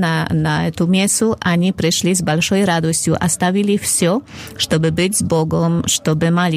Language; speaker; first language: Russian; non-native, fluent; Polish